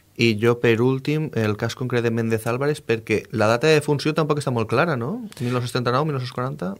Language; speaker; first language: Catalan; native; Catalan